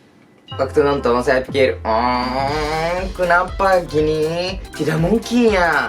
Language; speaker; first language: Indonesian; non-native, learner; Japanese